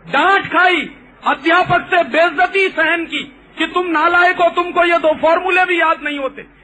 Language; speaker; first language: Hindi; native; Hindi